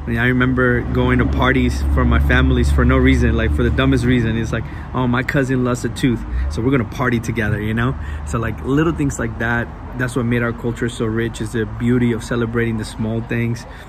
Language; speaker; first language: English; early bilingual, other home language; Spanish